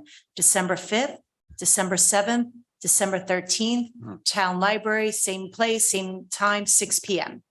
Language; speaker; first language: English; native; English